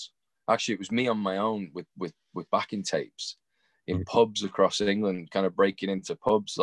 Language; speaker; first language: English; native; English